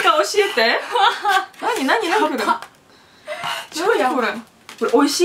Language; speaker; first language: Japanese; non-native, learner; Russian